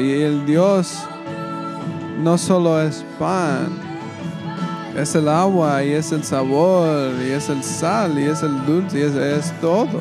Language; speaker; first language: Spanish; non-native, learner; English